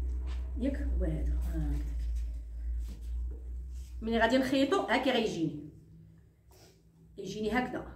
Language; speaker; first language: Arabic; native; Arabic